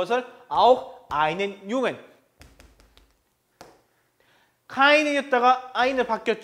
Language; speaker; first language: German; non-native, fluent; Korean